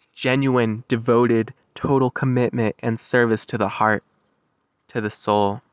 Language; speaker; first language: English; native; English